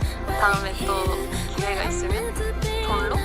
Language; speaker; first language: Korean; non-native, fluent; Japanese